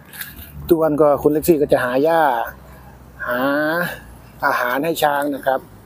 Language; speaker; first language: Thai; native; Thai